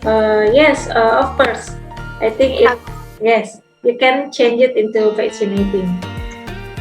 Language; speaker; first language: English; non-native, fluent; Indonesian